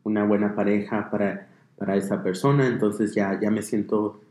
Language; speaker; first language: Spanish; early bilingual, heritage; Spanish